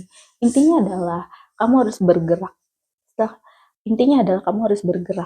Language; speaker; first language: Indonesian; native; Indonesian